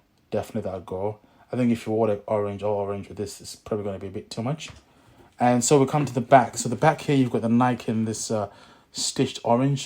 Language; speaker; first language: English; native; English